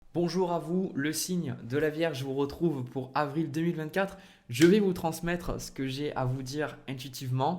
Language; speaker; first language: French; native; French